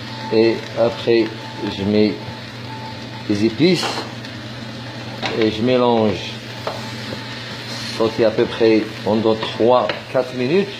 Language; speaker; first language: French; non-native, fluent; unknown